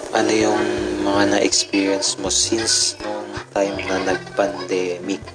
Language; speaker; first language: Filipino; native; Filipino